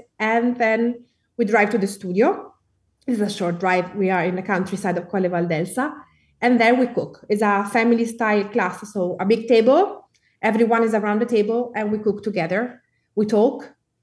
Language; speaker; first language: English; non-native, fluent; Italian